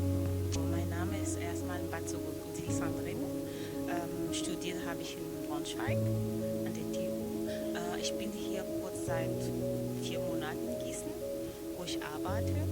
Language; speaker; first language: German; non-native, fluent; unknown